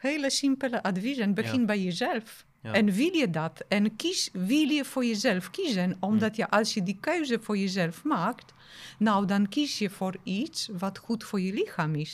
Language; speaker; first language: Dutch; non-native, fluent; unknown